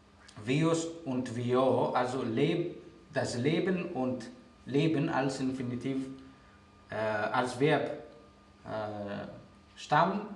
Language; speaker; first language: German; non-native, fluent; Greek